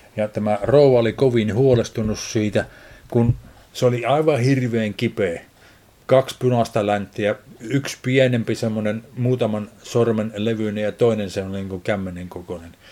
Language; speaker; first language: Finnish; native; Finnish